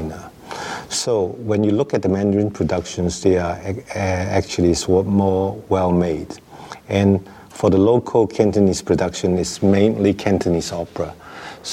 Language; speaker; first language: English; non-native, local second language; Wu Chinese